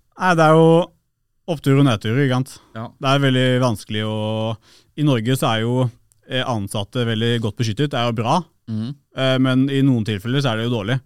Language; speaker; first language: Norwegian; early bilingual, other home language; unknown